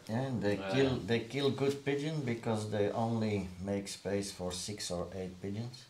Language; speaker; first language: English; non-native, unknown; Dutch